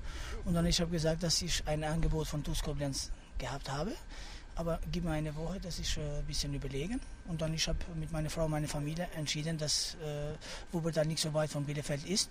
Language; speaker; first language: German; non-native, fluent; Albanian